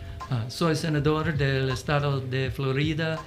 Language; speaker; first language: Spanish; non-native, learner; English